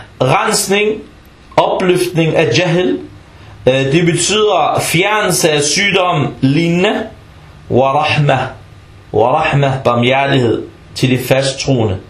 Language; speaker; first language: Danish; early bilingual, other home language; Arabic